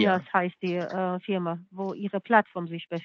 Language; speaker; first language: German; non-native, fluent; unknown